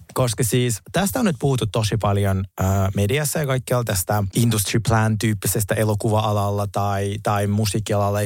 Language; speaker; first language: Finnish; non-native, fluent; Russian